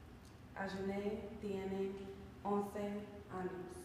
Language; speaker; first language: Spanish; non-native, learner; English